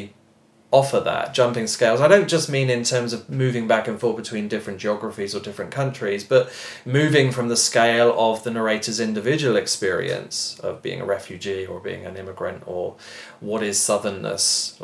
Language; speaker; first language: English; native; English